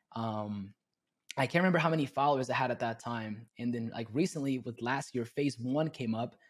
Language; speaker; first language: English; early bilingual, other home language; Spanish